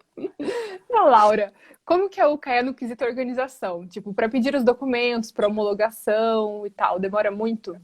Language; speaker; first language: Portuguese; native; Portuguese